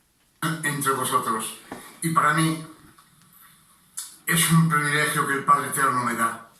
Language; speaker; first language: Spanish; non-native, fluent; French